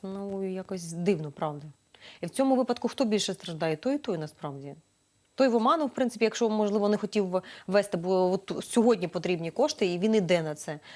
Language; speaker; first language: Ukrainian; native; Ukrainian